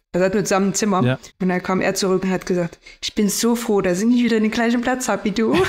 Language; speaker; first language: German; native; German